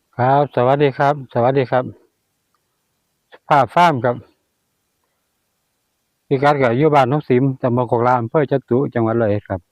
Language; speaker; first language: Thai; non-native, local second language; Lao